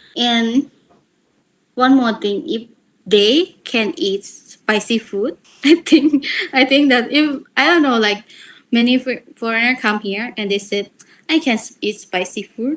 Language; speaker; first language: English; non-native, learner; Thai